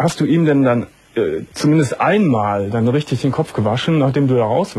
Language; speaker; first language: German; native; German